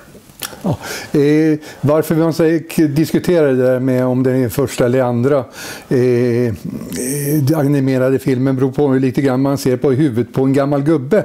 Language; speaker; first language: Swedish; native; Swedish